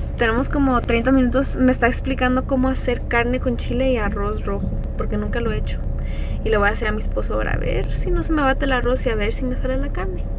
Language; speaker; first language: Spanish; early bilingual, other home language; English